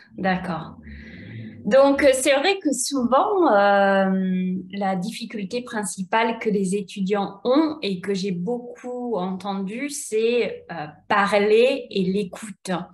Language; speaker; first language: French; native; French